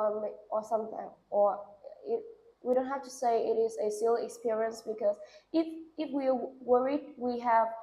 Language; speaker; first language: English; non-native, learner; Vietnamese